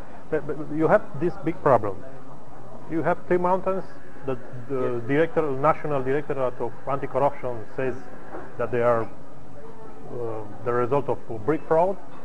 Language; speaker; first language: English; non-native, learner; Romanian